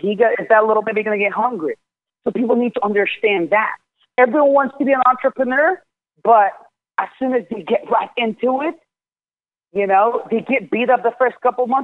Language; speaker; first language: English; non-native, fluent; Arabic